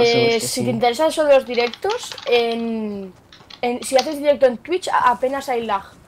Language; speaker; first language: Spanish; native; Spanish